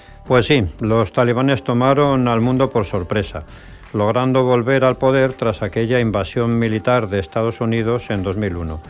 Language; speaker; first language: Spanish; native; Spanish